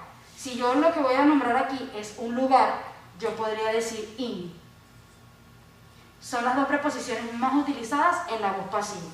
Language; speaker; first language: Spanish; native; Spanish